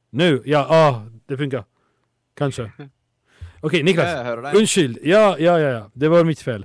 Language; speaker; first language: Swedish; non-native, learner; Italian